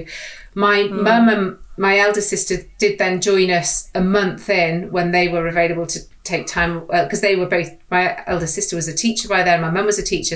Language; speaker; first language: English; native; English